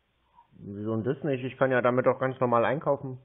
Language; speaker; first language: German; native; German